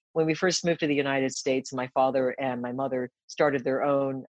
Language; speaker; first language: English; early bilingual, other home language; Japanese